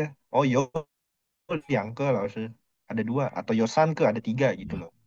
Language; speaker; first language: Indonesian; native; Indonesian